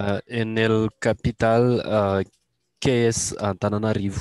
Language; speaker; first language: Spanish; non-native, learner; Malagasy